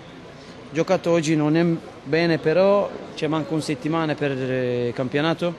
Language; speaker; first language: Italian; non-native, learner; Turkish